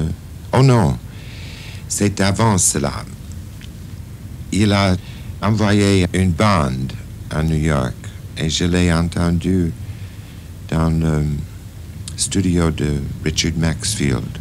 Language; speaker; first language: French; non-native, fluent; English